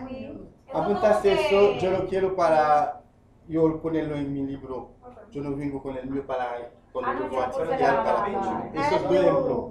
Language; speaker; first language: Spanish; non-native, fluent; Haitian Creole